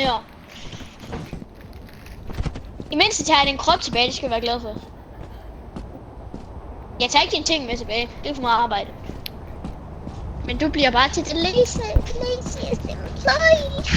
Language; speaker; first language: Danish; native; Danish